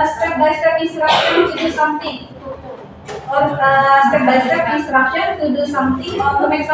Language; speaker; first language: English; non-native, learner; Indonesian